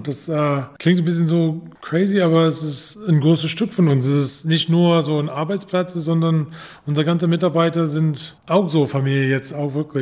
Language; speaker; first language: German; non-native, fluent; English